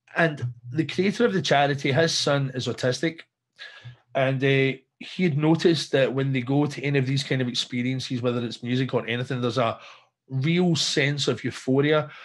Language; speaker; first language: English; native; English